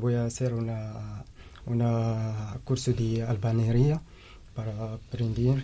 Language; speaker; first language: Spanish; non-native, learner; Arabic